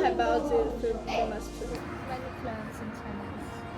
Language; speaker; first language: English; non-native, learner; Chinese